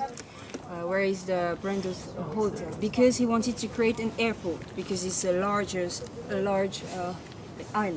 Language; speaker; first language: English; non-native, learner; French